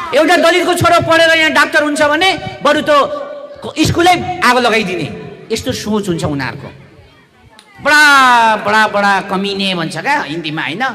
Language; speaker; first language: Nepali; non-native, local second language; Limbu